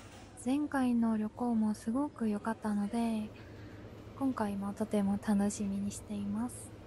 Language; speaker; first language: Japanese; non-native, fluent; Korean